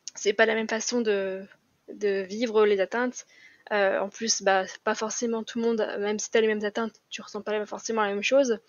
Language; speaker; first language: French; native; French